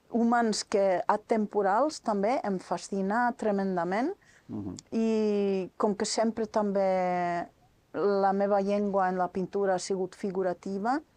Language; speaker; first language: Catalan; non-native, fluent; Norwegian